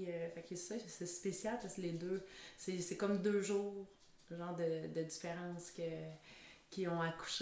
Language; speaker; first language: French; native; French